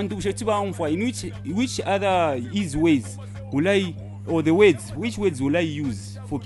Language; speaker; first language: English; non-native, local second language; Bemba